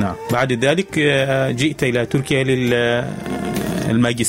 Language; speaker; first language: Arabic; non-native, fluent; Turkish